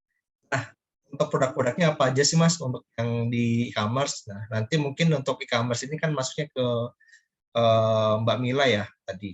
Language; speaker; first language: Indonesian; native; Indonesian